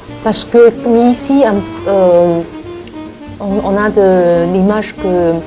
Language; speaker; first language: French; non-native, learner; Chinese